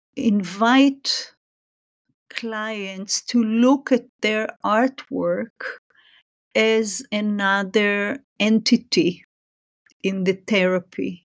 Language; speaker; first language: English; non-native, fluent; Hebrew